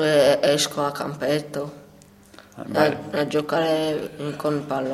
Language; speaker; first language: Italian; early bilingual, other home language; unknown